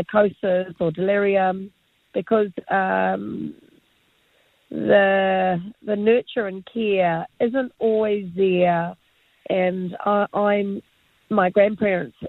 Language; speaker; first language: English; native; English